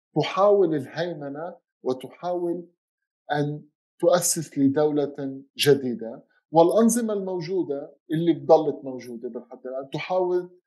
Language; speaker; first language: Arabic; native; Arabic